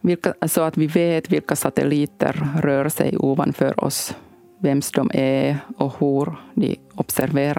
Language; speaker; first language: Swedish; non-native, local second language; Finnish